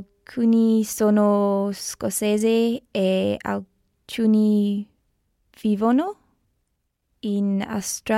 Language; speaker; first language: Italian; non-native, learner; English